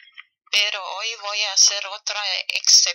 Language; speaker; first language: Spanish; non-native, fluent; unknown